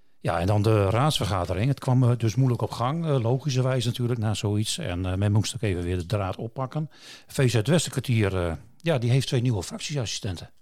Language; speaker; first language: Dutch; native; Dutch